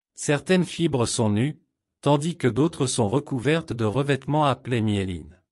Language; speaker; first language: French; non-native, local second language; Wolof